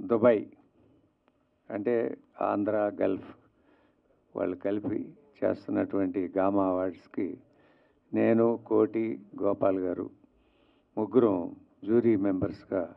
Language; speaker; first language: Telugu; native; Telugu